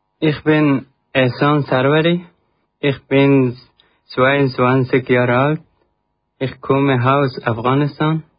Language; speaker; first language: German; non-native, learner; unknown